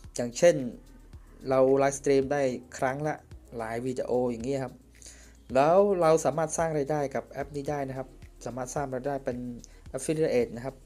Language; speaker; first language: Thai; non-native, fluent; Khmer